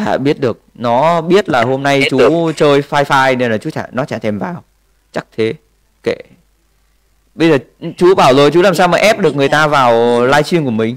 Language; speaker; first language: Vietnamese; native; Vietnamese